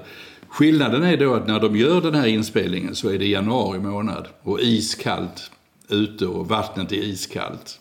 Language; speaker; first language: Swedish; native; Swedish